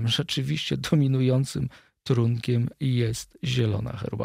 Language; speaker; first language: Polish; native; Polish